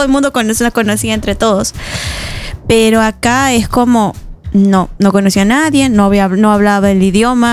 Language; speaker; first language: Spanish; native; Spanish